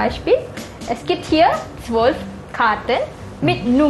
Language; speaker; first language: German; non-native, fluent; Malay